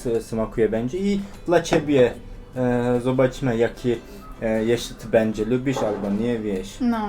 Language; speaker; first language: Polish; non-native, learner; Turkish